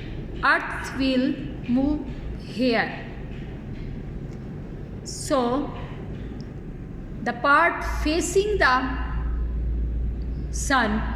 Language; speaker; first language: English; non-native, local second language; Urdu